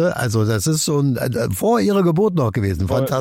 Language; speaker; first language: German; native; German